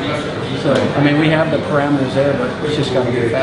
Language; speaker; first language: English; native; English